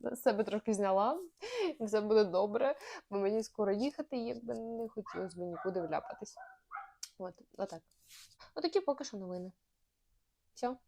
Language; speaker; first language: Ukrainian; native; Ukrainian